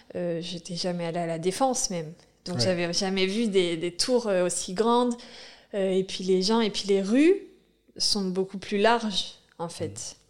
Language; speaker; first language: French; native; French